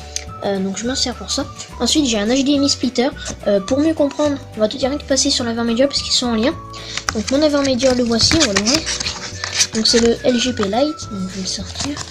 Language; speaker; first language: French; native; French